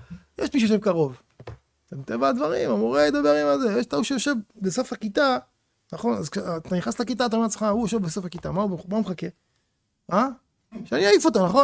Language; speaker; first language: Hebrew; native; Hebrew